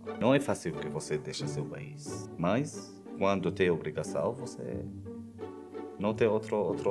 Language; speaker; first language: Portuguese; non-native, fluent; Arabic